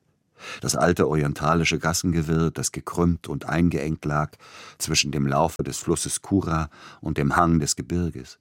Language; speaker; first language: German; native; German